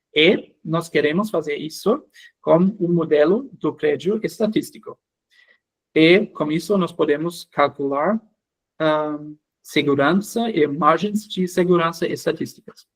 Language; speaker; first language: Portuguese; non-native, fluent; German